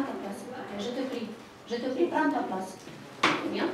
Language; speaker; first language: French; non-native, fluent; Russian